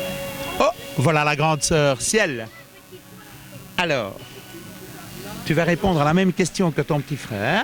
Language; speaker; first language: French; native; French